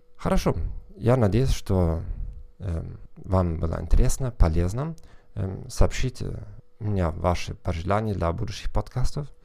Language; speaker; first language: Russian; non-native, fluent; German